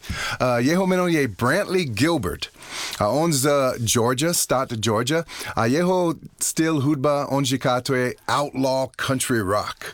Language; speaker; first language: Czech; non-native, learner; English